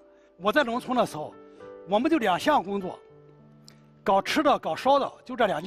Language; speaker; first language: Chinese; native; Chinese